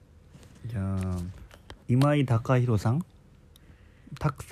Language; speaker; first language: Japanese; non-native, local second language; Korean